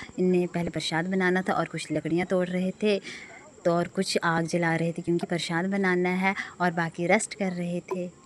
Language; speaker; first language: Hindi; non-native, local second language; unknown